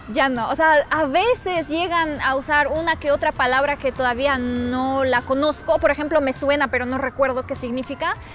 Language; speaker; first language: Spanish; non-native, fluent; Polish